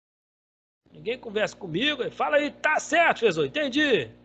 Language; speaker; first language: Portuguese; native; Portuguese